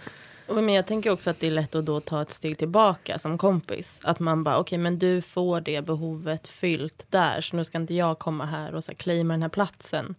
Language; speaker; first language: Swedish; native; Swedish